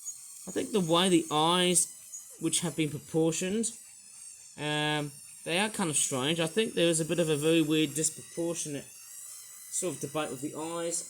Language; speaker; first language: English; native; English